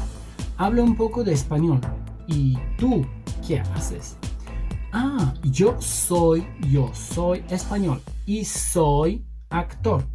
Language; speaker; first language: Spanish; non-native, fluent; Bulgarian